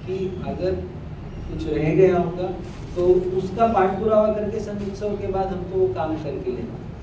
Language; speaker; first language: Hindi; non-native, local second language; Marathi